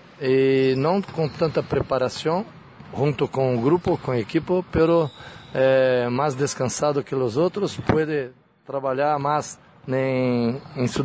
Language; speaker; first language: Portuguese; non-native, learner; Spanish